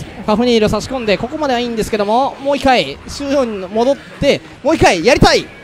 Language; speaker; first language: Japanese; native; Japanese